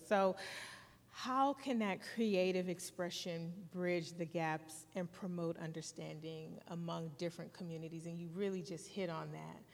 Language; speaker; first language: English; early bilingual, other home language; Yoruba